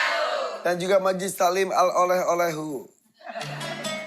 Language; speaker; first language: Indonesian; native; Indonesian